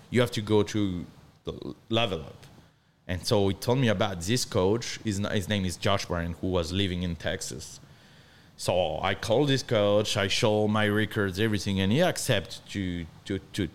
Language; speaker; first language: English; non-native, learner; French